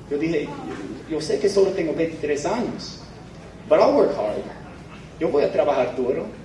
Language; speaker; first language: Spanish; non-native, fluent; English